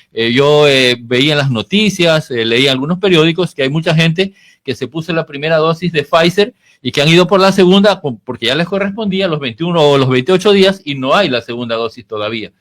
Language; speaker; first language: Spanish; native; Spanish